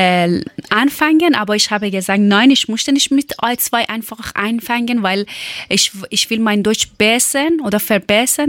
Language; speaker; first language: German; non-native, learner; Persian